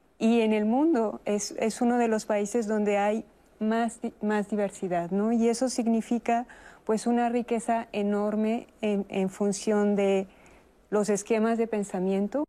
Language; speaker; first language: Spanish; native; Spanish